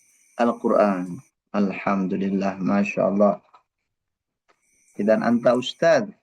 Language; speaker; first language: Arabic; non-native, fluent; Indonesian